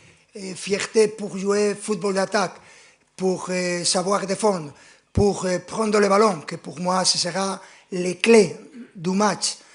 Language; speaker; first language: French; non-native, fluent; Spanish